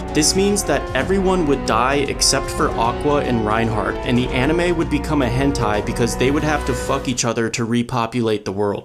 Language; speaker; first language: English; native; English